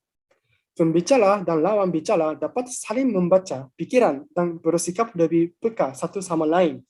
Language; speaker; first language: Indonesian; non-native, fluent; Japanese